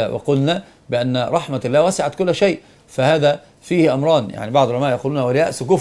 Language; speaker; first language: Arabic; native; Arabic